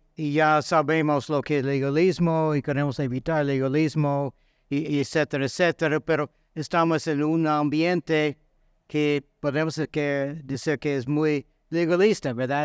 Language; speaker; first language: Spanish; non-native, fluent; English